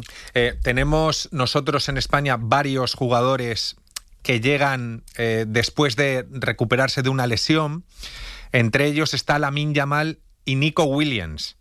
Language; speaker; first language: Spanish; native; Spanish